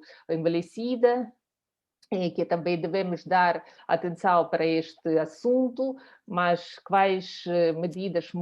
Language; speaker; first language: Portuguese; non-native, fluent; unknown